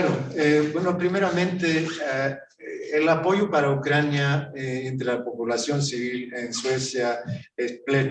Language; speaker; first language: Spanish; non-native, fluent; Swedish